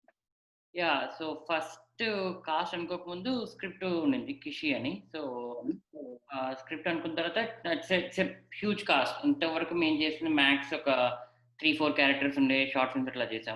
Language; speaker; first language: Telugu; native; Telugu